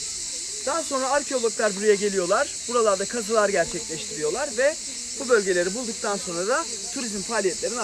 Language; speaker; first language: Turkish; native; Turkish